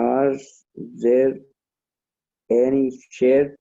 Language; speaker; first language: English; non-native, learner; Spanish